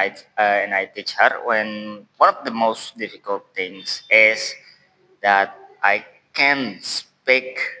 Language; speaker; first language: English; non-native, learner; Indonesian